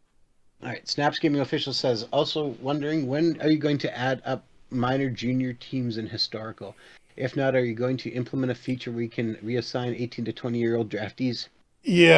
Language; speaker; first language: English; native; English